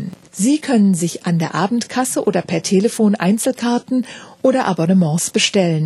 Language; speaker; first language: German; native; German